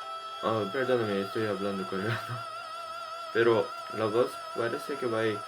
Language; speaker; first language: Spanish; non-native, learner; Portuguese